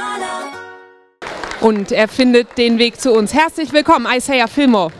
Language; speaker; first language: German; native; German